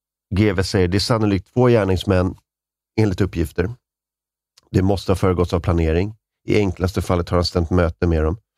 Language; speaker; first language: Swedish; native; Swedish